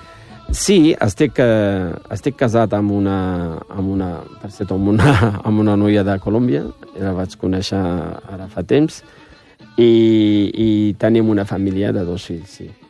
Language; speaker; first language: Catalan; non-native, fluent; Riffian